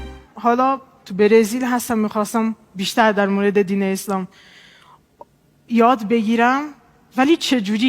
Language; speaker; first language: Persian; non-native, fluent; Portuguese